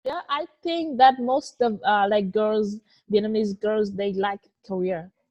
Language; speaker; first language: English; non-native, fluent; Vietnamese